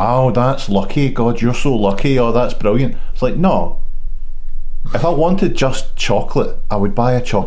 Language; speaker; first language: English; native; English